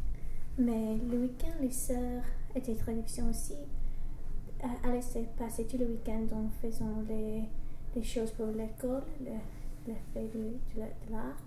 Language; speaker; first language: French; non-native, learner; English